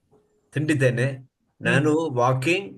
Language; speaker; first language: Kannada; non-native, learner; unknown